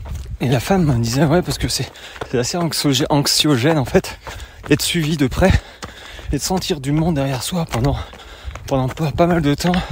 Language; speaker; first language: French; native; French